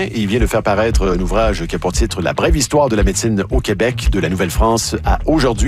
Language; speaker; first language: French; native; French